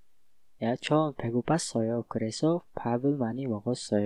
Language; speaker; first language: Korean; non-native, fluent; Indonesian